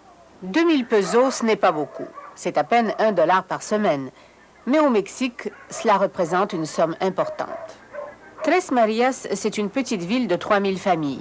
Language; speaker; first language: French; native; French